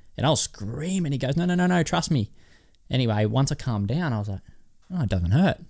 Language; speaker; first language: English; native; English